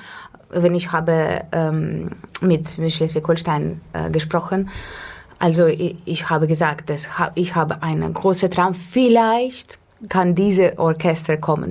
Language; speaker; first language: German; non-native, fluent; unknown